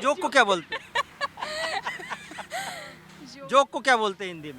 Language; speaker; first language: Hindi; native; Hindi